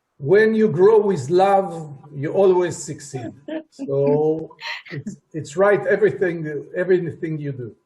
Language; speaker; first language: English; non-native, fluent; Hebrew